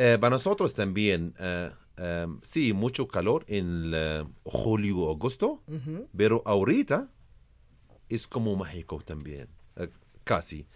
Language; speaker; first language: Spanish; non-native, learner; Arabic